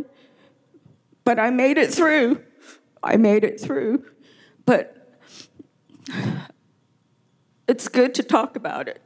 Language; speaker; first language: English; early bilingual, other home language; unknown